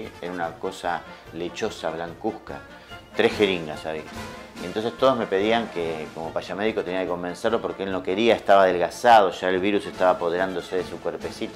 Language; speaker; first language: Spanish; native; Spanish